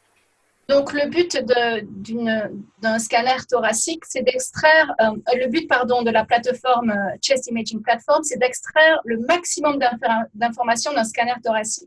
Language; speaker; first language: French; native; French